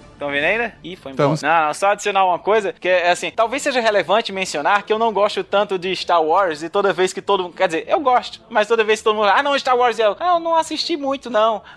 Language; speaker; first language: Portuguese; native; Portuguese